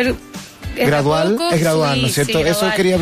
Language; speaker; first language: Spanish; native; Spanish